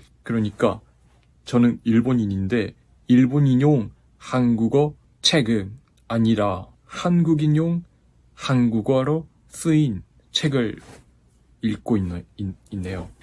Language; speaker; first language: Korean; non-native, fluent; Japanese